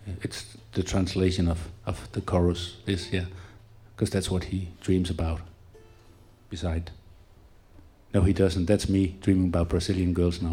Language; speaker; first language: English; non-native, fluent; Danish